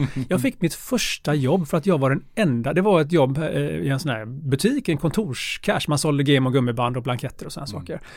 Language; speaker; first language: Swedish; native; Swedish